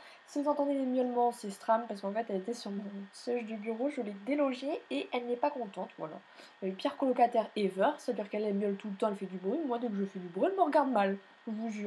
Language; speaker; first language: French; native; French